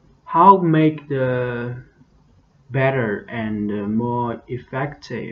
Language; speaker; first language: English; non-native, learner; Chinese